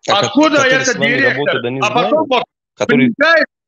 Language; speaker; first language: Russian; non-native, local second language; Tajik